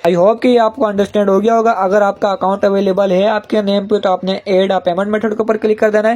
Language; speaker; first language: Urdu; non-native, local second language; Punjabi